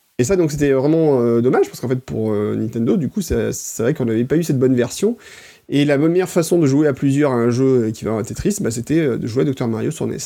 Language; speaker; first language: French; native; French